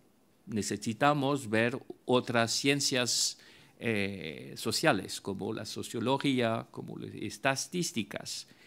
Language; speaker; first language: Spanish; non-native, fluent; French